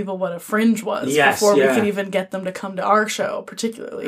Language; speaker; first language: English; native; English